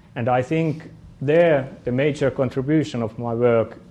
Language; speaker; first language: English; non-native, fluent; Finnish